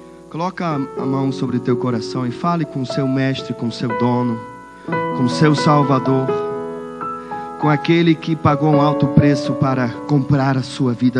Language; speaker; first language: Portuguese; non-native, fluent; German